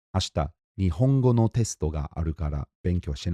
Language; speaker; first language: Japanese; non-native, fluent; English